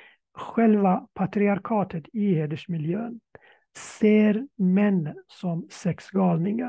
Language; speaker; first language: Swedish; non-native, fluent; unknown